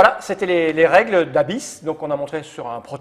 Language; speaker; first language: French; native; French